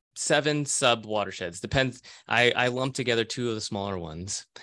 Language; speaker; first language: English; native; English